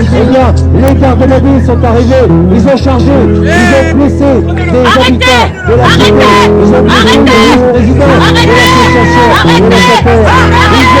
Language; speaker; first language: French; native; French